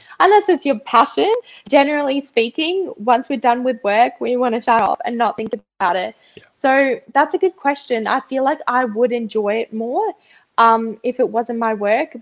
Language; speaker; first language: English; early bilingual, other home language; Russian